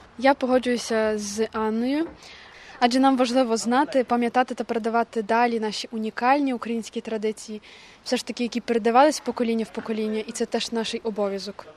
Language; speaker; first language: Ukrainian; native; Ukrainian